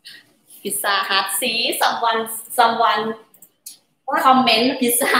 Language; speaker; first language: English; non-native, learner; Thai